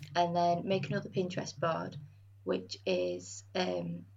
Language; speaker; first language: English; native; English